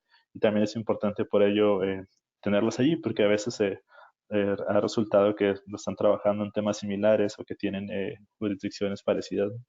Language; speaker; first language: Spanish; native; Spanish